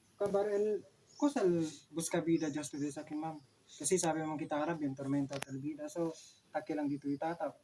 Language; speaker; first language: Filipino; native; Filipino